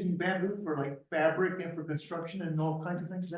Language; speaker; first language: English; native; English